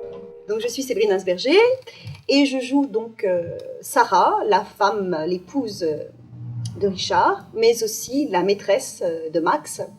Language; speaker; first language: French; native; French